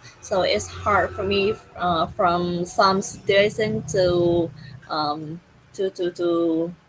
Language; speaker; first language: English; non-native, learner; Vietnamese